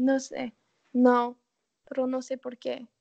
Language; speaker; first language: Spanish; non-native, learner; English